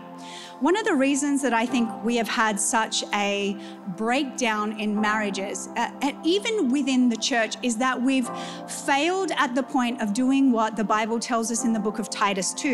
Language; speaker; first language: English; native; English